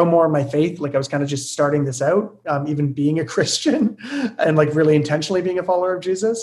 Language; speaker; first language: English; native; English